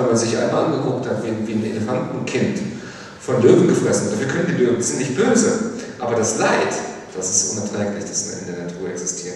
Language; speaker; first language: German; native; German